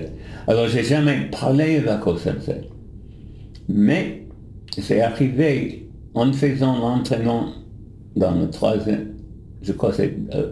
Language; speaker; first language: French; non-native, fluent; English